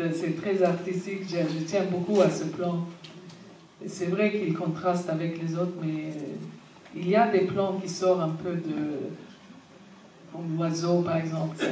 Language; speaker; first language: French; non-native, fluent; Arabic